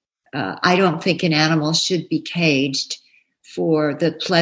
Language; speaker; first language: English; native; English